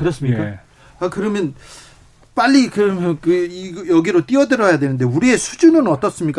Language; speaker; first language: Korean; native; Korean